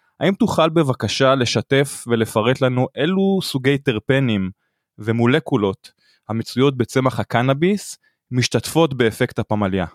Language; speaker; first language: Hebrew; native; Hebrew